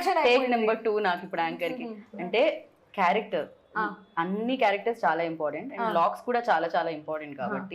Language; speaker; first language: Telugu; native; Telugu